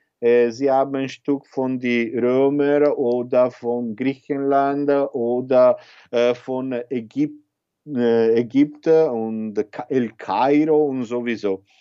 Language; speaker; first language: German; non-native, learner; Italian